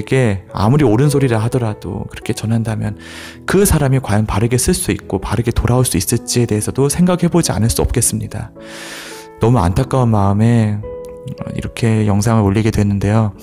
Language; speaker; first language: Korean; native; Korean